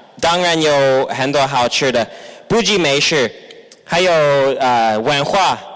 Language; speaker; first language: Chinese; non-native, fluent; English